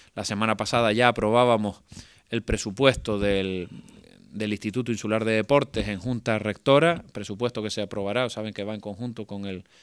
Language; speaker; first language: Spanish; native; Spanish